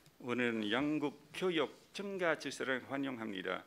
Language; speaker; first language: Korean; non-native, fluent; Indonesian